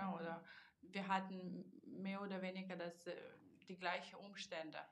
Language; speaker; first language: German; non-native, fluent; Russian